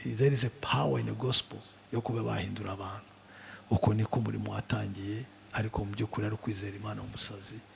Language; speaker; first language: Kinyarwanda; native; Kinyarwanda